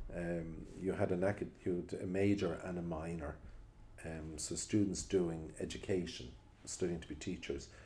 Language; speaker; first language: English; native; English